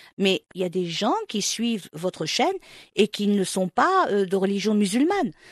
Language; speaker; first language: French; non-native, local second language; Arabic